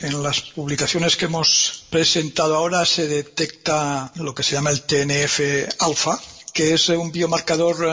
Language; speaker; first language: Spanish; native; Spanish